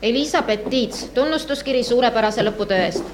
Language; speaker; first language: Estonian; native; Estonian